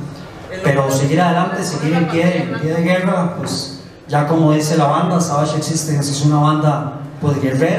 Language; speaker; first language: Spanish; native; Spanish